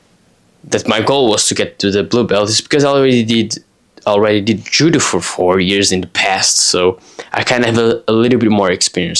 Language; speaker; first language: English; non-native, fluent; Portuguese